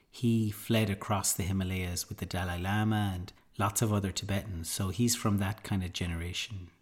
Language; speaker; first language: English; native; English